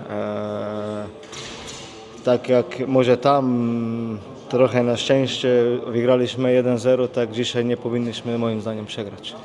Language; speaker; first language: Polish; non-native, fluent; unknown